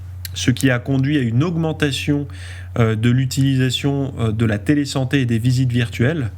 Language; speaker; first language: French; native; French